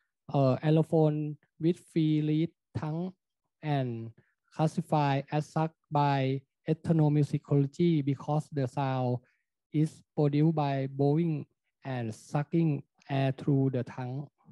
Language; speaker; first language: English; non-native, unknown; Thai